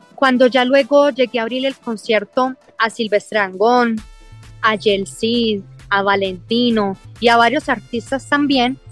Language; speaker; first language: Spanish; early bilingual, heritage; English